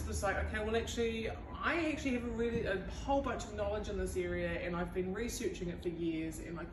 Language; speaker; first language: English; native; English